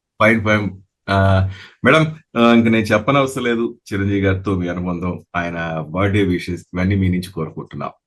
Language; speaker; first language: Telugu; native; Telugu